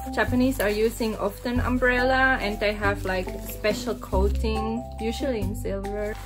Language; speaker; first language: English; non-native, fluent; German